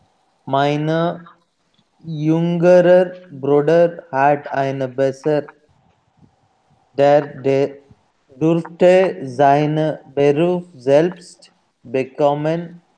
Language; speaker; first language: German; non-native, learner; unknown